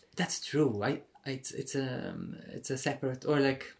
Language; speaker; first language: English; non-native, fluent; Swedish